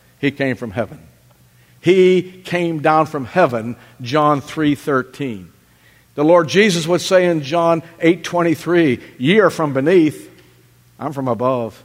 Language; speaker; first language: English; native; English